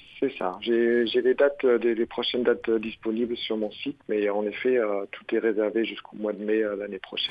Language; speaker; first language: French; non-native, fluent; German